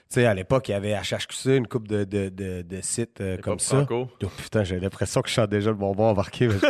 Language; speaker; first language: French; native; French